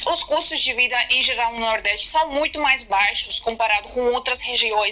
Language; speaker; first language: Portuguese; non-native, fluent; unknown